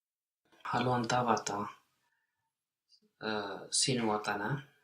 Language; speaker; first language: Finnish; non-native, learner; English